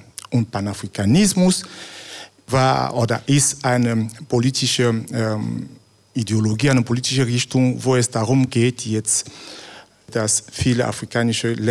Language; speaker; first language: German; non-native, fluent; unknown